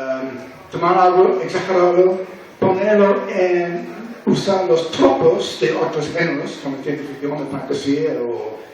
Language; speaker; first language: Spanish; non-native, fluent; English